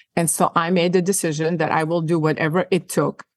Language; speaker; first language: English; non-native, fluent; Ukrainian